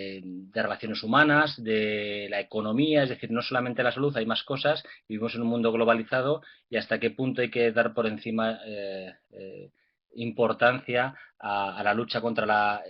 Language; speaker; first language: Spanish; native; Spanish